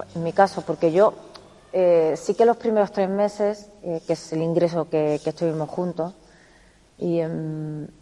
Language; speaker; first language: Spanish; native; Spanish